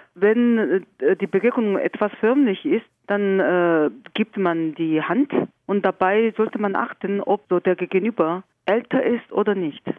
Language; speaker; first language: German; non-native, fluent; Korean